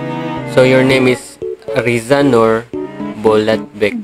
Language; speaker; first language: English; non-native, local second language; Filipino